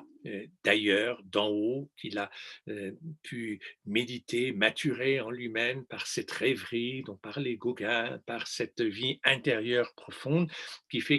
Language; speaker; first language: French; native; French